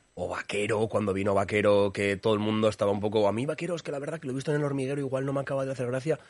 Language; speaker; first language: Spanish; native; Spanish